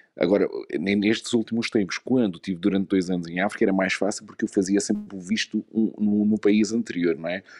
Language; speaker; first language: Portuguese; native; Portuguese